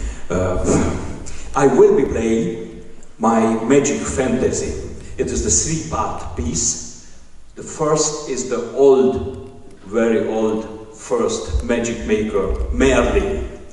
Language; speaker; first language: English; non-native, learner; Hungarian